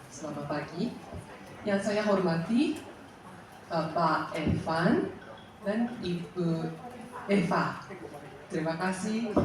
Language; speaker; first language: Indonesian; non-native, fluent; Japanese